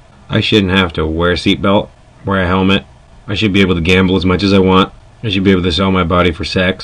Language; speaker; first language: English; native; English